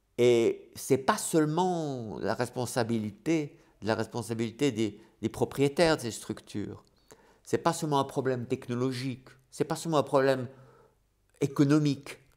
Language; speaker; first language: French; native; French